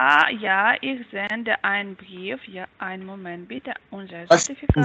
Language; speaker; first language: German; non-native, learner; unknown